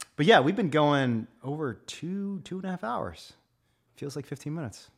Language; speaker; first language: English; native; English